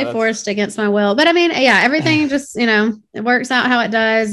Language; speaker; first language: English; native; English